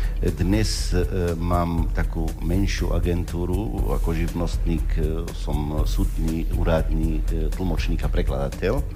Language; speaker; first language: Slovak; non-native, fluent; Arabic